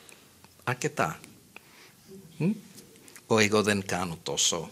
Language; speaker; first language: Greek; non-native, fluent; English